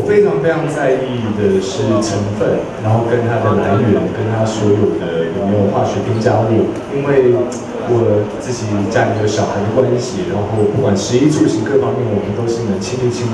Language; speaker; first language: Chinese; native; Chinese